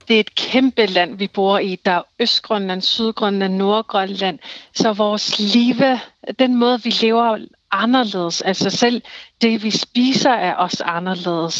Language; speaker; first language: Danish; non-native, local second language; Kalaallisut